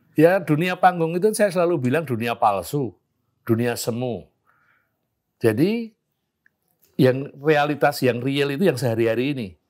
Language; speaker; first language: Indonesian; non-native, local second language; Javanese